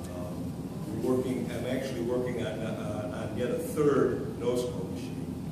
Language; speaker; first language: English; native; English